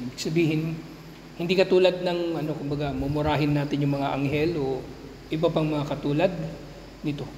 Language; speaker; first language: Filipino; native; Filipino